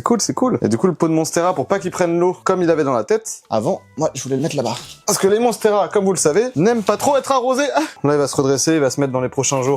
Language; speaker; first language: French; native; French